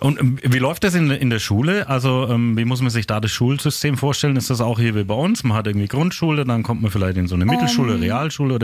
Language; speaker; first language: German; native; German